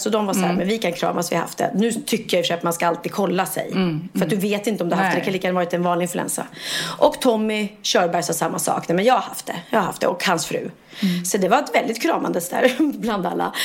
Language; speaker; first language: Swedish; native; Swedish